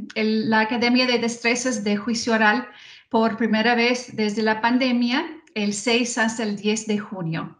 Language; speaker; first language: Spanish; non-native, fluent; English